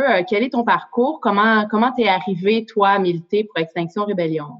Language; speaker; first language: French; native; French